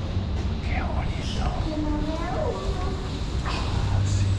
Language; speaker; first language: Spanish; non-native, learner; Japanese